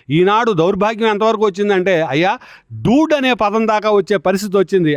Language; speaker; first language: Telugu; native; Telugu